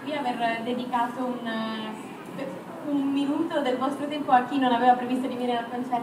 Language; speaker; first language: Italian; native; Italian